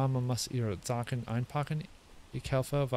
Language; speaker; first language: German; non-native, learner; English